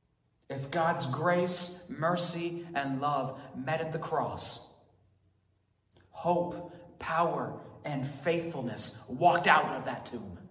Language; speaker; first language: English; native; English